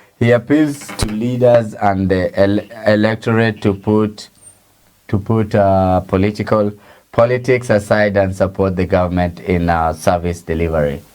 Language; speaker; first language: English; non-native, local second language; Swahili